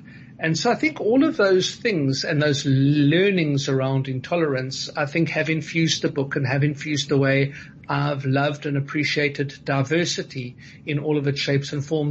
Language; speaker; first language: English; native; English